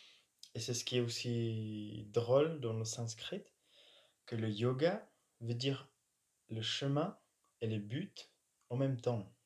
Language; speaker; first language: French; non-native, fluent; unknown